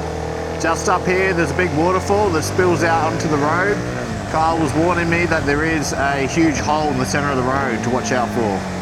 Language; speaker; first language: English; native; English